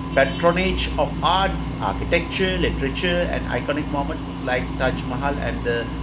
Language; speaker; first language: English; non-native, local second language; Sinhala